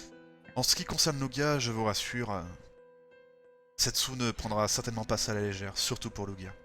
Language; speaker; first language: French; native; French